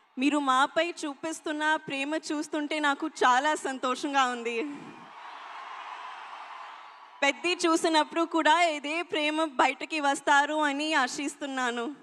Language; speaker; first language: Telugu; non-native, learner; Hindi